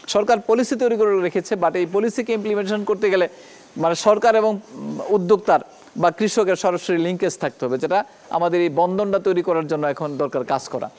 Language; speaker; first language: Bangla; native; Bangla